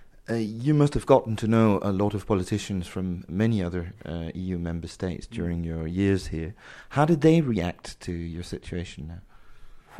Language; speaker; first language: English; non-native, fluent; Danish